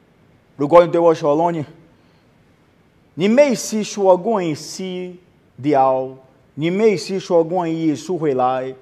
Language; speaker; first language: Chinese; non-native, learner; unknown